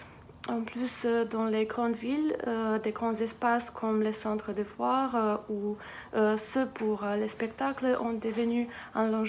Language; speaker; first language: French; non-native, fluent; Serbian